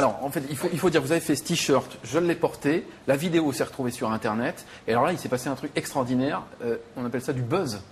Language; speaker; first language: French; native; French